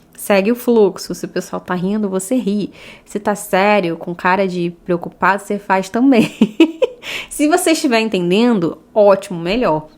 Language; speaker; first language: Portuguese; native; Portuguese